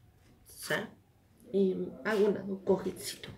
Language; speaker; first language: Spanish; native; Spanish